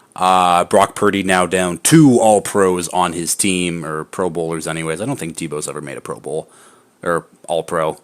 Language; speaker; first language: English; native; English